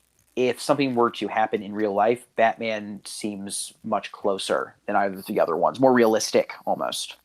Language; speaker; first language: English; native; English